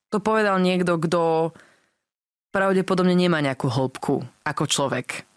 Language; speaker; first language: Slovak; early bilingual, other home language; English